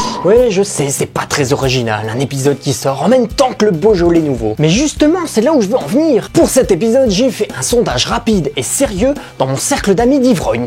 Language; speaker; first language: French; native; French